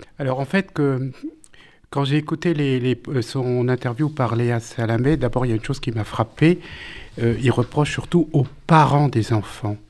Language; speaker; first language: French; native; French